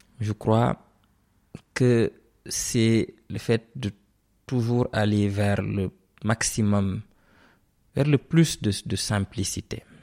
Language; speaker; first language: French; non-native, local second language; Serer